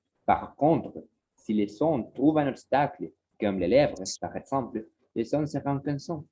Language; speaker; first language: French; non-native, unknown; Spanish